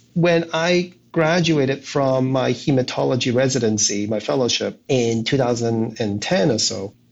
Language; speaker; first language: English; non-native, local second language; Cantonese